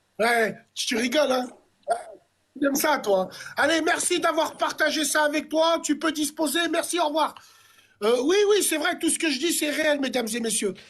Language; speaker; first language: French; native; French